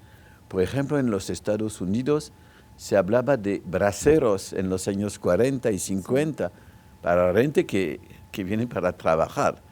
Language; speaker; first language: Spanish; non-native, local second language; French